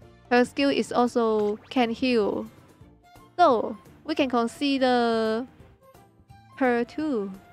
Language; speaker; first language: English; non-native, local second language; Cantonese